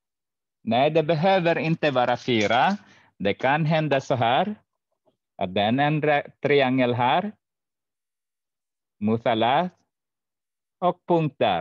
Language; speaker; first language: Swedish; non-native, fluent; Arabic